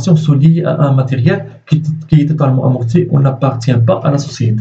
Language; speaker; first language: French; non-native, local second language; Arabic